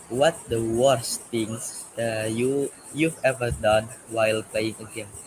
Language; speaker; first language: English; non-native, learner; Indonesian